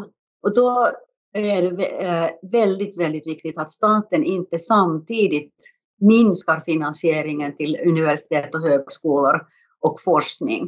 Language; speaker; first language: Swedish; non-native, fluent; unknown